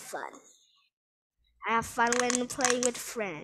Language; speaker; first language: English; non-native, learner; Vietnamese